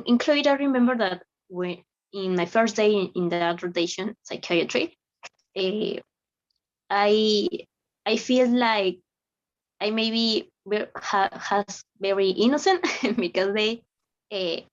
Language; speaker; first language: English; non-native, learner; Spanish